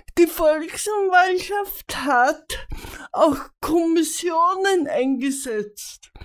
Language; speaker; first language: German; native; German